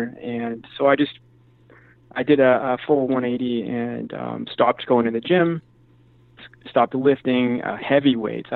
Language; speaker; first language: English; native; English